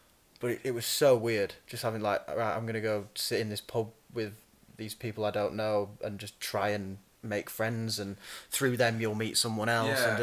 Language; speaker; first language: English; native; English